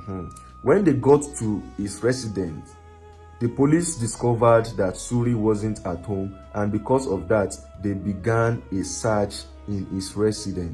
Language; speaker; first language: English; non-native, local second language; Yoruba